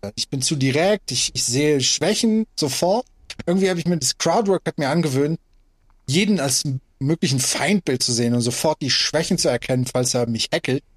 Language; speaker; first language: German; early bilingual, other home language; Persian